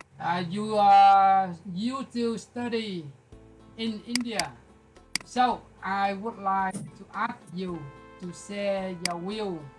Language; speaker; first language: English; non-native, local second language; Vietnamese